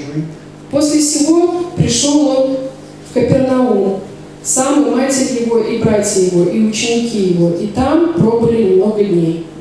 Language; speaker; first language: Russian; native; Russian